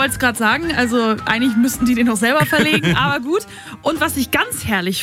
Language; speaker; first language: German; native; German